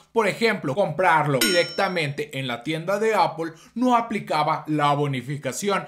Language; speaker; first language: Spanish; native; Spanish